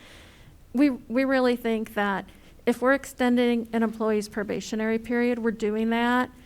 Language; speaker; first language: English; native; English